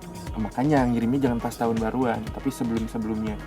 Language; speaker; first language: Indonesian; native; Indonesian